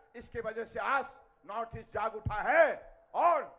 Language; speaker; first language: Hindi; non-native, local second language; Assamese